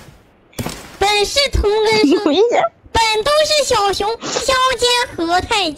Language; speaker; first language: Chinese; native; Chinese